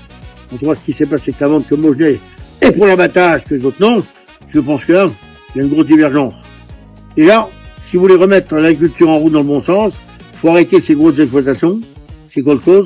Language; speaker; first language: French; native; French